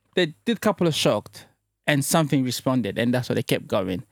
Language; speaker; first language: English; early bilingual, other home language; French